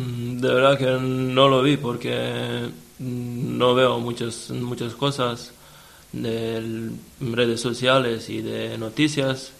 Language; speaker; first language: Spanish; non-native, fluent; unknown